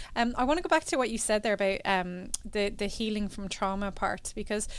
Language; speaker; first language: English; native; English